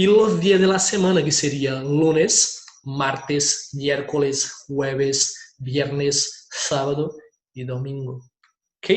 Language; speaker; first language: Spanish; non-native, fluent; Portuguese